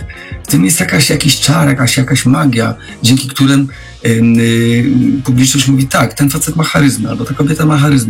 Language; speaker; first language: Polish; native; Polish